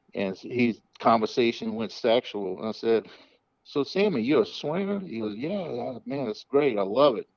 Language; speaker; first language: English; native; English